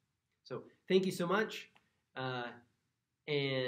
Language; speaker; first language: English; native; English